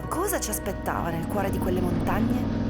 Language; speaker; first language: Italian; native; Italian